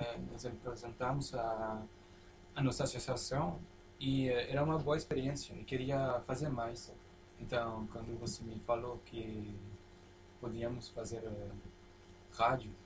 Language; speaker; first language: Portuguese; non-native, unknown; French